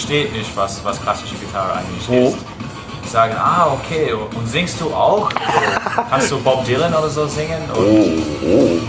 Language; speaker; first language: German; non-native, fluent; English